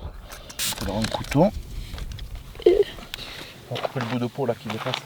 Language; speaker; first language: French; native; French